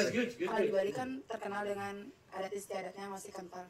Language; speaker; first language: Indonesian; native; Indonesian